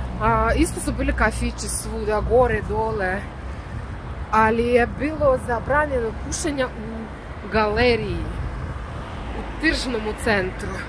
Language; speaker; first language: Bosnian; non-native, learner; Russian